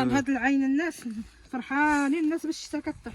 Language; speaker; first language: Arabic; native; Arabic